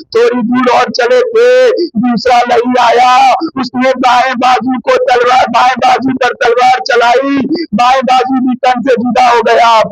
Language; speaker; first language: Urdu; native; Urdu